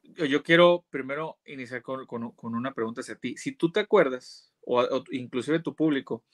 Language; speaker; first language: Spanish; native; Spanish